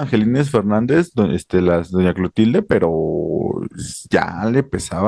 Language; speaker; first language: Spanish; native; Spanish